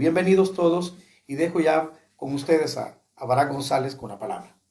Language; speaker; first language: Spanish; native; Spanish